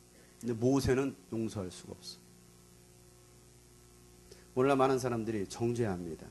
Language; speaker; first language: Korean; native; Korean